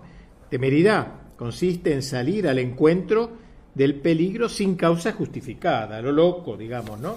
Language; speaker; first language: Spanish; native; Spanish